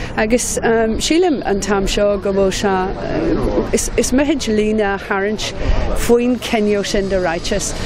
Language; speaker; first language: Irish; non-native, local second language; English